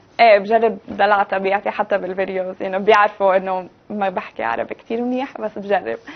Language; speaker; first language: Arabic; early bilingual, heritage; Arabic